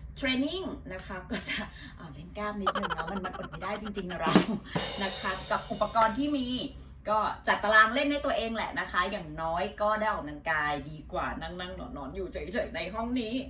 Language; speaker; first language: Thai; native; Thai